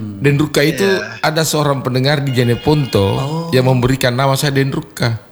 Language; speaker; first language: Indonesian; non-native, local second language; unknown